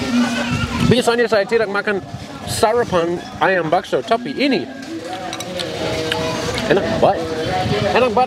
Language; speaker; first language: Indonesian; non-native, learner; English